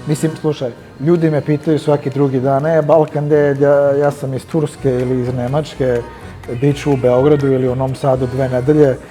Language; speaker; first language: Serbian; early bilingual, heritage; Serbian